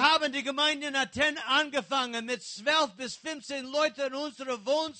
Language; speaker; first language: German; non-native, learner; English